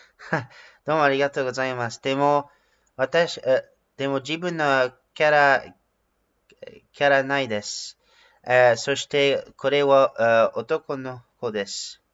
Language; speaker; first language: Japanese; non-native, learner; English